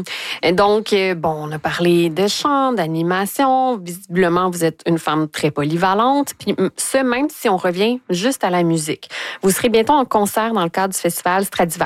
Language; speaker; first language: French; native; French